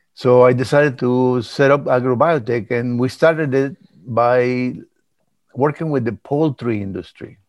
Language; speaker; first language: English; early bilingual, other home language; Spanish